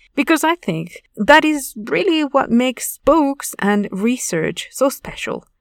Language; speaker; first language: English; non-native, fluent; Spanish